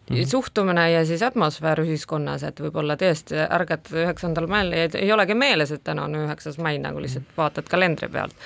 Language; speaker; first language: Estonian; non-native, local second language; Russian